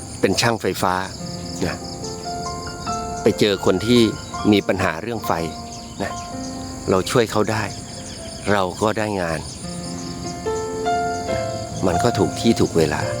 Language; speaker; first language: Thai; native; Thai